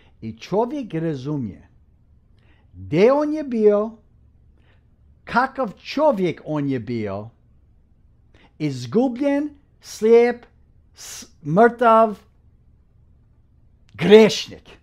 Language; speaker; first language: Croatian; early bilingual, heritage; Croatian